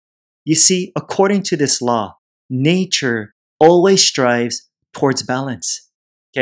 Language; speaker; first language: English; native; English